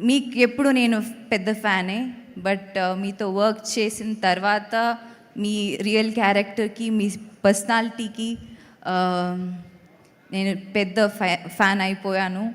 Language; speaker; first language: Telugu; non-native, local second language; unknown